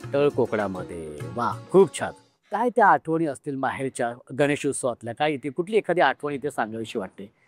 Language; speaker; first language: Marathi; native; Marathi